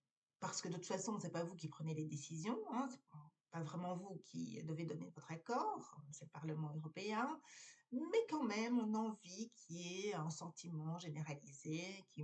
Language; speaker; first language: French; native; French